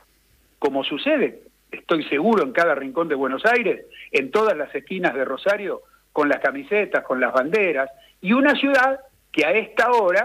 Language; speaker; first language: Spanish; native; Spanish